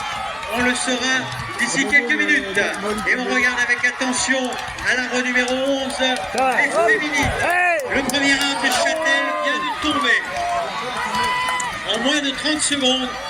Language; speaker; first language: French; native; French